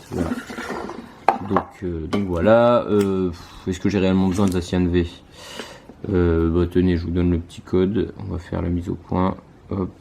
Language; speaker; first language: French; native; French